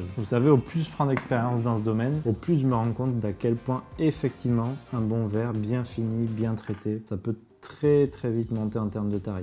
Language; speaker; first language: French; native; French